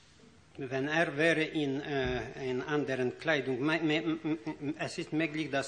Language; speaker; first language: German; non-native, fluent; Ukrainian